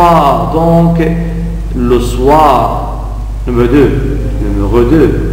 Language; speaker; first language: French; non-native, fluent; Arabic